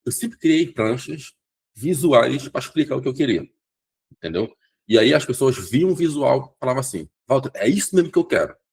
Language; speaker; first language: Portuguese; non-native, local second language; Kabuverdianu